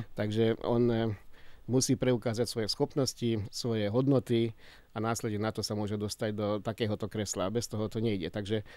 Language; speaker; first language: Slovak; non-native, local second language; Hungarian